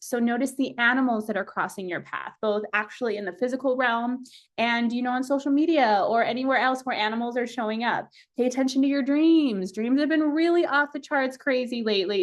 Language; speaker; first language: English; native; English